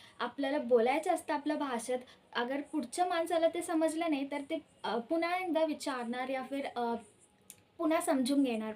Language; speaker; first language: Marathi; early bilingual, heritage; Marathi